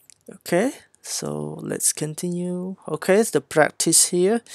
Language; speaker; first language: English; non-native, fluent; Khmer